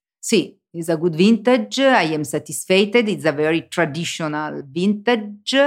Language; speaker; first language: English; non-native, learner; Italian